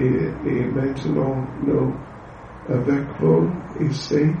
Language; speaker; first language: French; non-native, learner; English